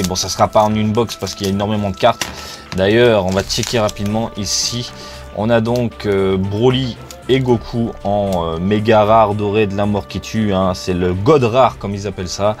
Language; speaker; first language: French; native; French